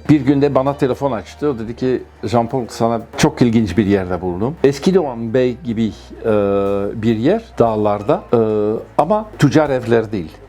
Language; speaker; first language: Turkish; non-native, fluent; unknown